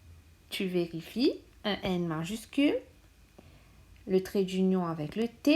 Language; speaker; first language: French; non-native, local second language; Morisyen